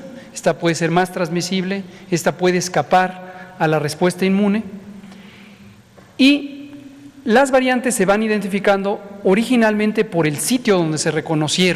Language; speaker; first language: Spanish; native; Spanish